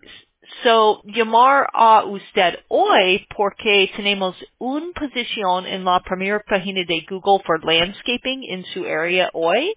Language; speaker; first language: Spanish; non-native, learner; English